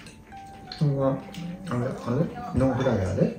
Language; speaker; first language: Japanese; native; Japanese